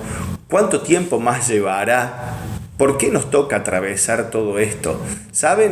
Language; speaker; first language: Spanish; native; Spanish